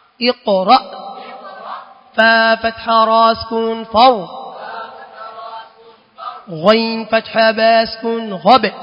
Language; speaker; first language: Arabic; non-native, learner; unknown